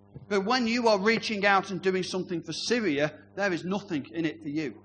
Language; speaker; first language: English; native; English